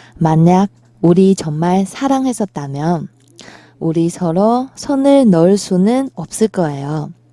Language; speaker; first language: Korean; non-native, fluent; Chinese